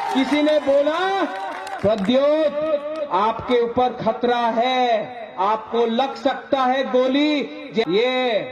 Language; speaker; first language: Hindi; non-native, local second language; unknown